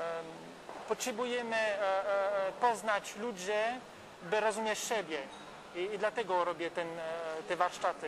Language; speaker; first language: Polish; non-native, learner; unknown